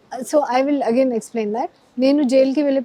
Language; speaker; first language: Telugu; non-native, local second language; Hindi